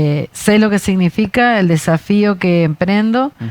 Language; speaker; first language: Spanish; native; Spanish